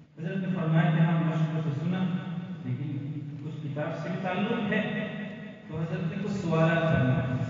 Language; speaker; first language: Urdu; non-native, local second language; Gujarati